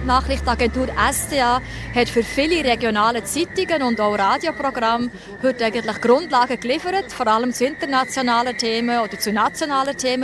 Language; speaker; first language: German; native; German